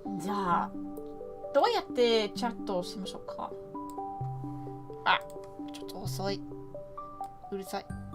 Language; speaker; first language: Japanese; non-native, learner; English